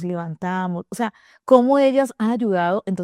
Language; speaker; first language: Spanish; native; Spanish